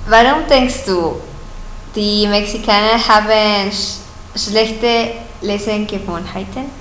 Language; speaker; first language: German; non-native, learner; Spanish